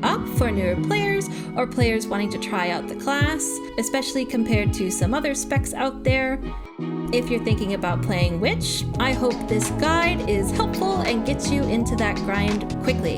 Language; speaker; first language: English; native; English